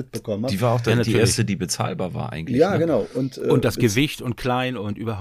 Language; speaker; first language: German; native; German